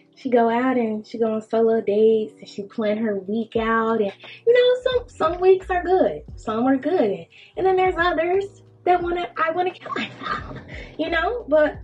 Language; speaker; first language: English; native; English